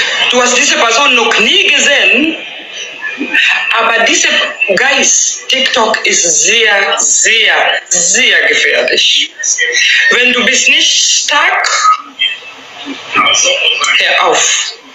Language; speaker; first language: German; non-native, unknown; Swahili